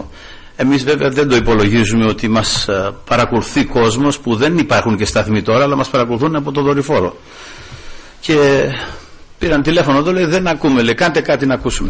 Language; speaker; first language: Greek; native; Greek